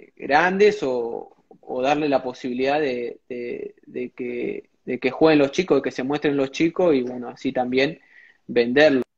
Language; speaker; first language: Spanish; native; Spanish